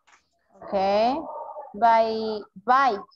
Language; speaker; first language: English; non-native, fluent; Spanish